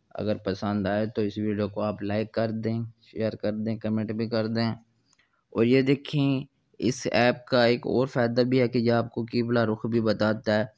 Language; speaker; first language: Urdu; non-native, local second language; Punjabi